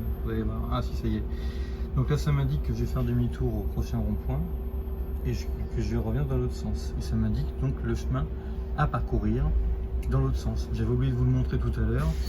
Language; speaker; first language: French; native; French